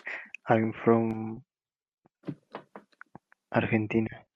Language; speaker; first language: English; non-native, learner; Spanish